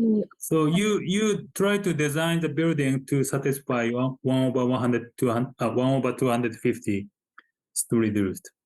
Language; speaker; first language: English; non-native, fluent; Japanese